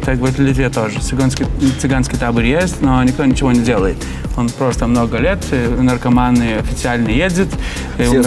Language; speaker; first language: Russian; non-native, fluent; Lithuanian